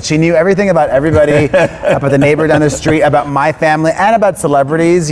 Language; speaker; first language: English; native; English